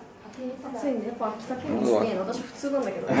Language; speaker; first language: Japanese; native; Japanese